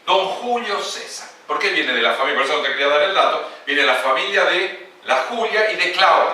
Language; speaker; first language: Spanish; native; Spanish